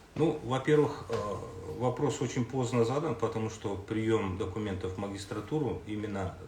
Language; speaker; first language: Russian; non-native, local second language; Kazakh